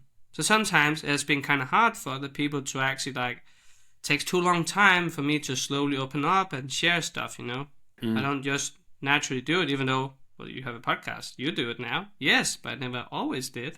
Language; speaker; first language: English; non-native, fluent; Danish